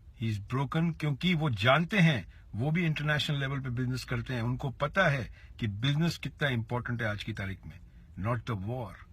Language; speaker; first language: Hindi; native; Hindi